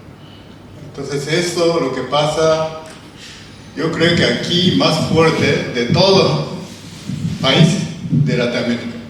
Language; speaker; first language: Spanish; non-native, learner; Japanese